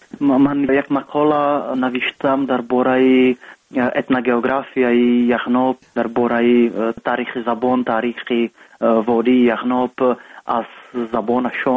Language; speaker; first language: Persian; non-native, fluent; Czech